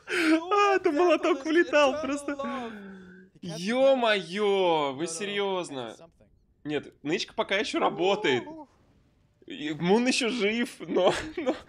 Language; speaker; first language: Russian; native; Russian